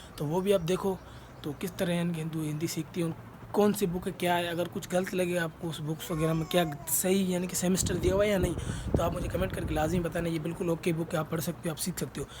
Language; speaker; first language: Urdu; non-native, local second language; Sindhi